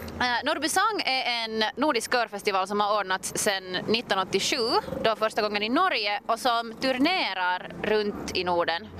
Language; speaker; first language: Swedish; native; Swedish